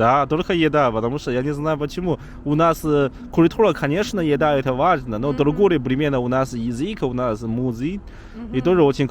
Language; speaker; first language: Russian; non-native, learner; Chinese